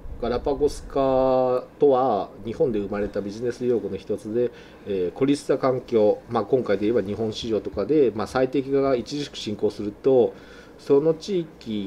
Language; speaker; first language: Japanese; native; Japanese